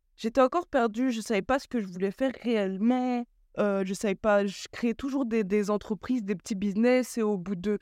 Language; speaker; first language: French; early bilingual, other home language; Bambara